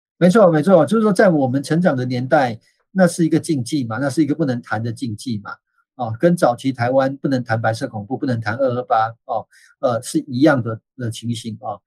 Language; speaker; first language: Chinese; native; Chinese